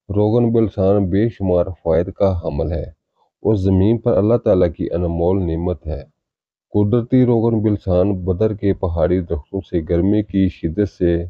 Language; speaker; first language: Urdu; native; Urdu